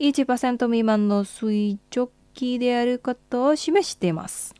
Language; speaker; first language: Japanese; non-native, fluent; Indonesian